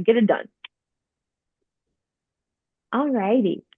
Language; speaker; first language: English; native; English